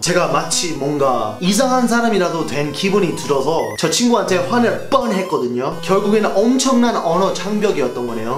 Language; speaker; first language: Korean; non-native, fluent; English